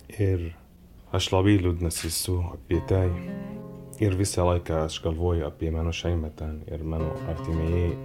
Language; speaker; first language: Lithuanian; non-native, learner; Arabic